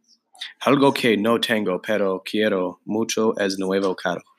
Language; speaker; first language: Spanish; non-native, learner; English